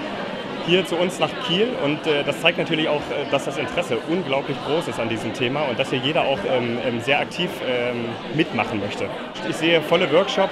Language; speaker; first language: German; native; German